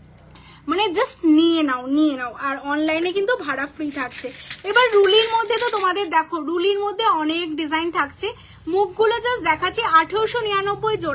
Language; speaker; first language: Bangla; native; Bangla